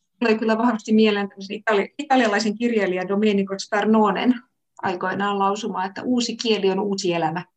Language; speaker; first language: Finnish; native; Finnish